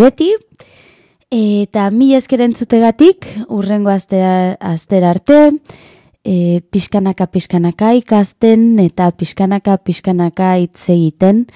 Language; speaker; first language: Basque; non-native, learner; Spanish